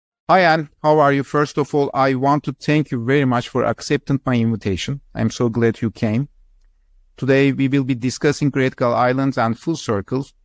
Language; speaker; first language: English; non-native, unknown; Turkish